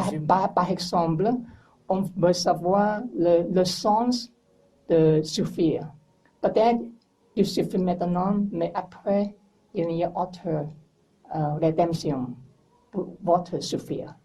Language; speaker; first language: French; non-native, learner; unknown